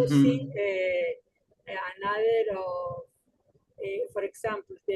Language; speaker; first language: English; non-native, learner; Spanish